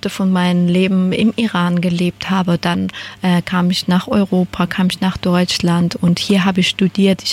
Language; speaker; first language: German; non-native, fluent; Persian